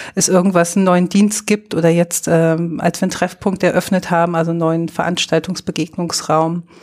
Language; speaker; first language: German; native; German